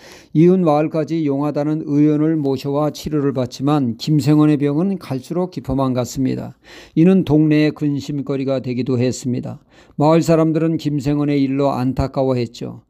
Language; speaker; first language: Korean; native; Korean